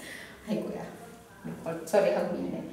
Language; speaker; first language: Korean; non-native, fluent; Indonesian